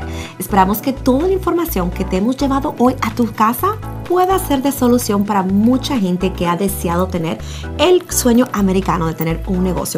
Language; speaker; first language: Spanish; native; Spanish